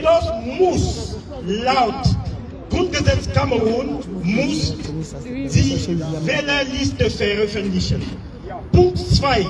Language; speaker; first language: German; non-native, fluent; French